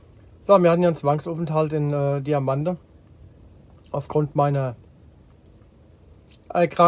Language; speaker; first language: German; native; German